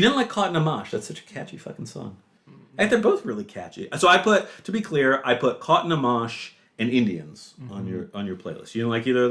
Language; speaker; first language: English; native; English